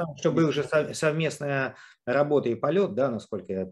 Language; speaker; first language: Russian; native; Russian